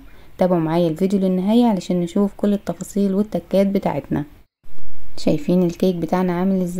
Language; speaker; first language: Arabic; native; Arabic